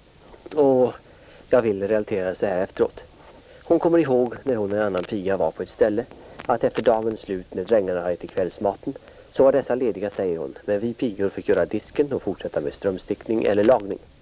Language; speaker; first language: Swedish; native; Swedish